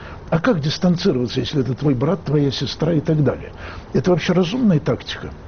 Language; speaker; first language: Russian; native; Russian